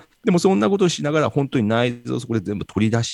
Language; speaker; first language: Japanese; native; Japanese